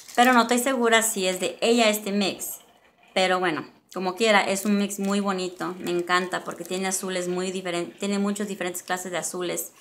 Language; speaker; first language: Spanish; early bilingual, other home language; English